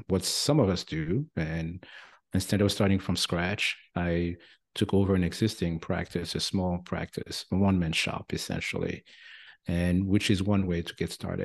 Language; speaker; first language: English; non-native, fluent; French